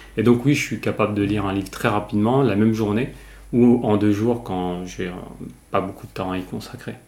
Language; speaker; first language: French; early bilingual, other home language; Kabyle